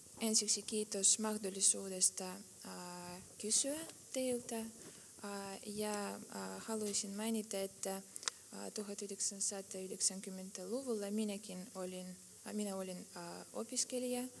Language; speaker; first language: Finnish; non-native, fluent; Russian